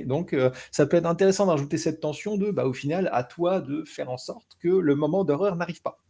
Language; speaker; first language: French; native; French